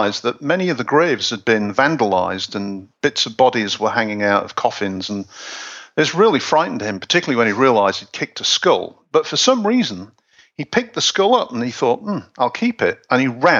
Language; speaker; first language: English; native; English